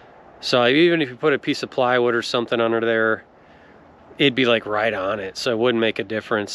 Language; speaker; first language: English; native; English